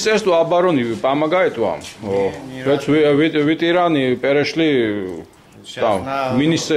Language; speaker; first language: Russian; non-native, fluent; Georgian